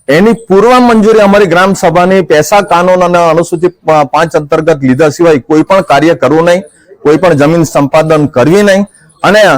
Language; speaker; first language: Gujarati; native; Gujarati